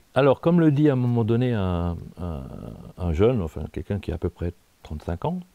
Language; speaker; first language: French; native; French